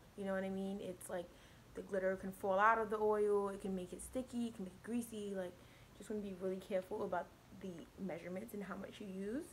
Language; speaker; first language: English; native; English